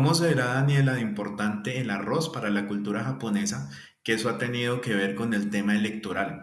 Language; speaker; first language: Spanish; native; Spanish